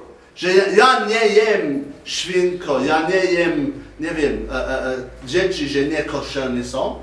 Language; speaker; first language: Polish; non-native, learner; English